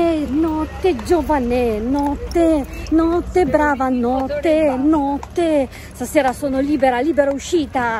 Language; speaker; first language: Italian; native; Italian